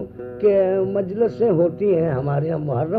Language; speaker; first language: Urdu; non-native, local second language; Punjabi